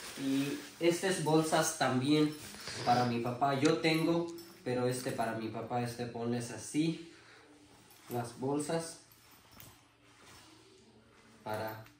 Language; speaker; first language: Spanish; non-native, learner; Urdu